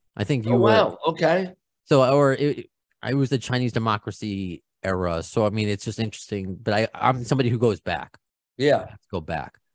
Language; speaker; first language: English; native; English